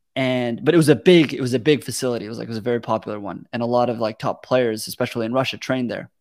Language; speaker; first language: English; early bilingual, other home language; Russian